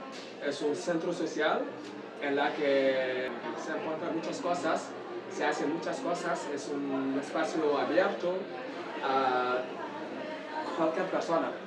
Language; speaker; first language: Spanish; non-native, learner; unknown